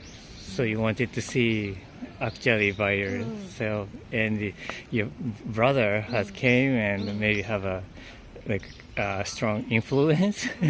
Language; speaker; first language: English; non-native, fluent; Japanese